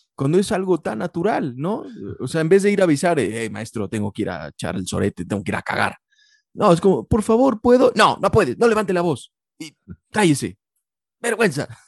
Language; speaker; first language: Spanish; early bilingual, heritage; Spanish